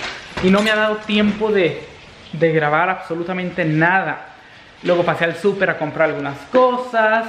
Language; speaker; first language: Spanish; native; Spanish